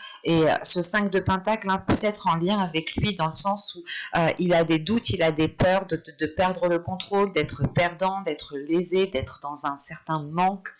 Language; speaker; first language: French; native; French